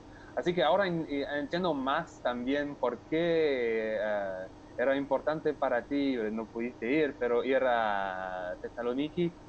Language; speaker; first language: Spanish; non-native, fluent; French